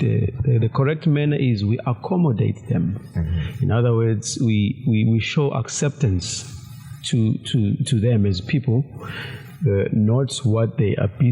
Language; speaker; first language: English; non-native, local second language; Zulu